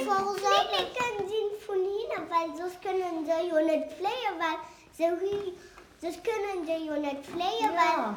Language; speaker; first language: German; non-native, local second language; Arabic